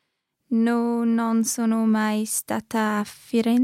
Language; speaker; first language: Italian; non-native, learner; English